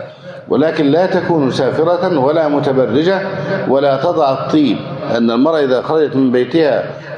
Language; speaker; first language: Arabic; native; Arabic